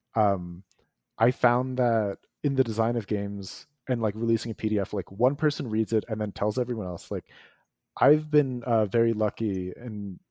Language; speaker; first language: English; native; English